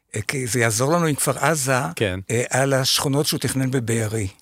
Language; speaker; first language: Hebrew; native; Hebrew